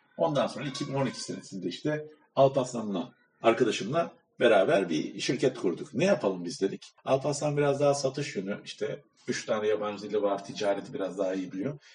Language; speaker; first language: Turkish; native; Turkish